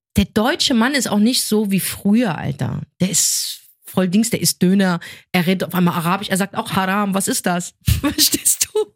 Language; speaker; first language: German; early bilingual, other home language; Arabic